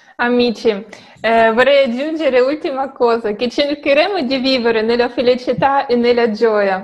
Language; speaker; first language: Italian; non-native, fluent; Russian